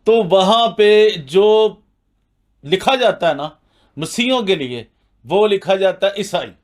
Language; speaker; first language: Urdu; non-native, local second language; Punjabi